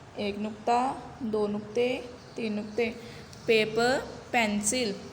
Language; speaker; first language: Urdu; non-native, local second language; Punjabi